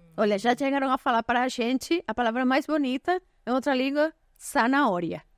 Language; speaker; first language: Portuguese; non-native, fluent; Spanish